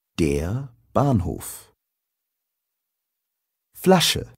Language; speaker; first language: German; non-native, fluent; English